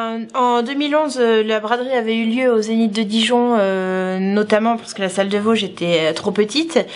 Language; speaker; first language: French; native; French